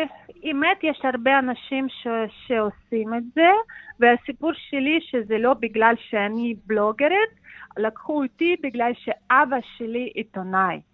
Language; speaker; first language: Hebrew; non-native, fluent; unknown